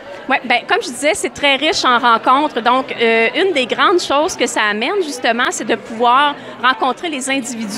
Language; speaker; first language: French; native; French